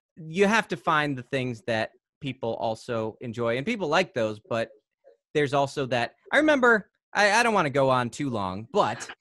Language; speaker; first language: English; native; English